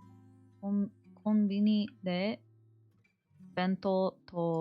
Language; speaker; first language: Japanese; non-native, learner; English